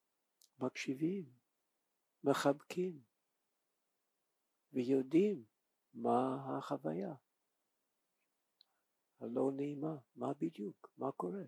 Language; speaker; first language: Hebrew; non-native, fluent; English